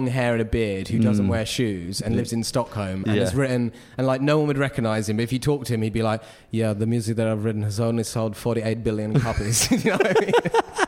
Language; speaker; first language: English; native; English